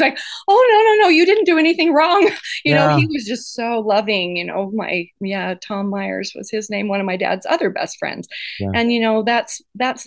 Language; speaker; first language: English; native; English